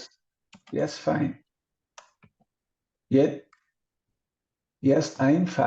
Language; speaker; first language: English; non-native, learner; Portuguese